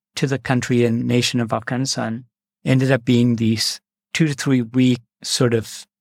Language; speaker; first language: English; non-native, local second language; Malayalam